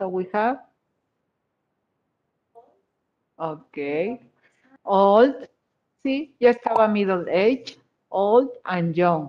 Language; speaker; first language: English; non-native, fluent; Spanish